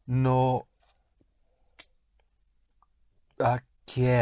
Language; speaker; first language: Spanish; non-native, learner; English